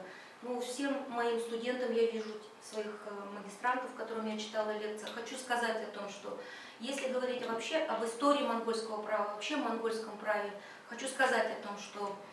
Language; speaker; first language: Russian; native; Russian